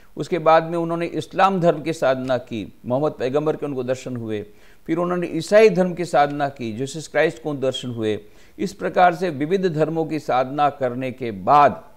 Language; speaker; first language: Hindi; non-native, local second language; Gujarati